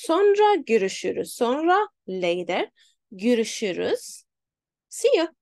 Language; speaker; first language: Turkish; non-native, fluent; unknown